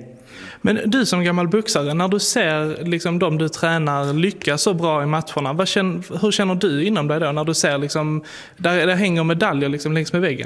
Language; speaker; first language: Swedish; native; Swedish